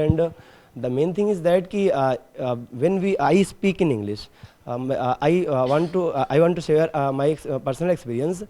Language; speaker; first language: English; non-native, learner; Hindi